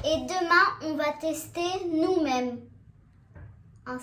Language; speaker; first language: French; native; French